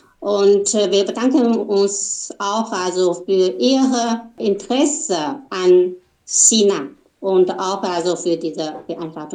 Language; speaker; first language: German; non-native, learner; Chinese